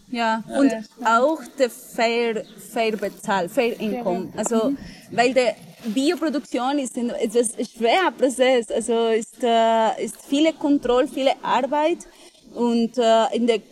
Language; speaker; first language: German; non-native, fluent; Spanish